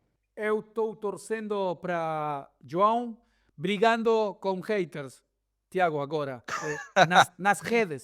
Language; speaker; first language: Portuguese; non-native, learner; Spanish